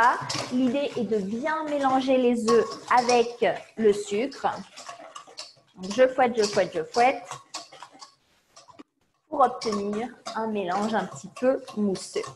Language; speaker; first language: French; native; French